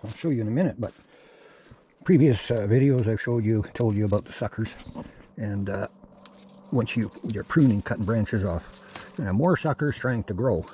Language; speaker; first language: English; native; English